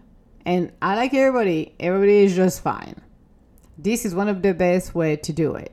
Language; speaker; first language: English; non-native, fluent; French